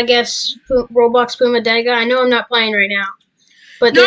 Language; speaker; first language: English; native; English